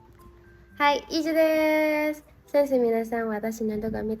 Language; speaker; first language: Japanese; non-native, learner; Indonesian